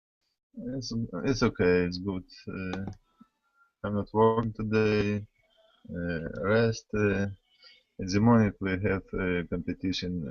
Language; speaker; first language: English; non-native, learner; Russian